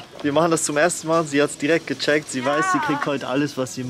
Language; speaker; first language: German; native; German